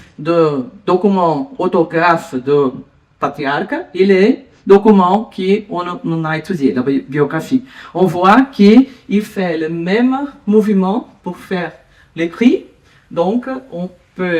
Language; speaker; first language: French; non-native, learner; Portuguese